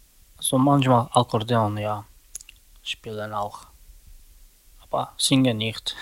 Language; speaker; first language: German; non-native, learner; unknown